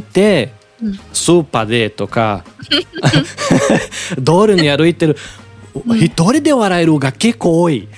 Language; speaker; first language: Japanese; non-native, learner; Portuguese